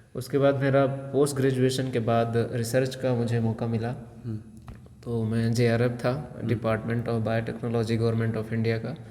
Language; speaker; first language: Hindi; native; Hindi